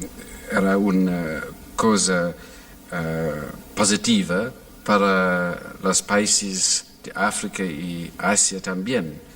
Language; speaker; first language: Spanish; non-native, fluent; English